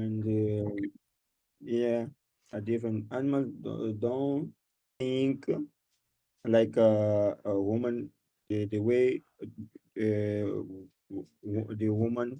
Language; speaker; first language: English; non-native, learner; Portuguese